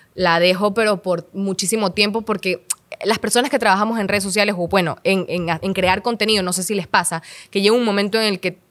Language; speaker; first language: Spanish; native; Spanish